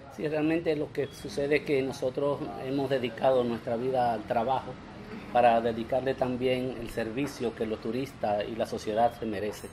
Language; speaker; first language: Spanish; native; Spanish